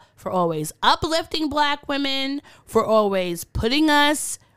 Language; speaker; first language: English; early bilingual, other home language; Yoruba